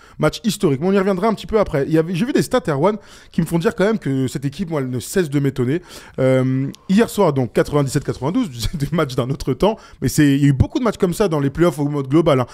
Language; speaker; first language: French; native; French